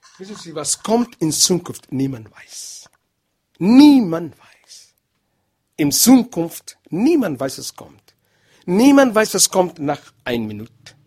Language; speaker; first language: German; non-native, learner; Arabic